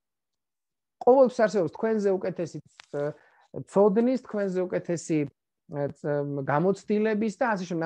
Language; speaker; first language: Georgian; native; Georgian